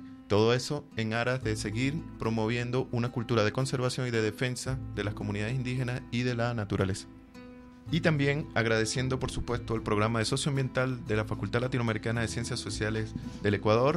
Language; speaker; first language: Spanish; native; Spanish